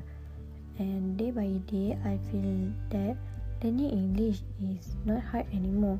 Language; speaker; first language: English; non-native, local second language; Malay